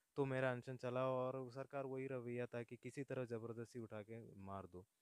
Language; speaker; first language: Hindi; non-native, local second language; Malayalam